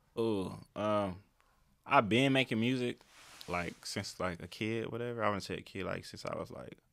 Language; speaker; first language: English; native; English